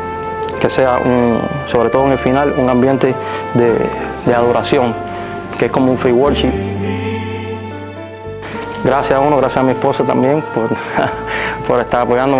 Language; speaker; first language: Spanish; native; Spanish